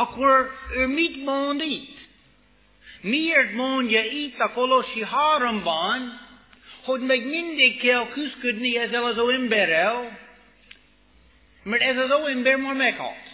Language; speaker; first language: Hungarian; non-native, fluent; English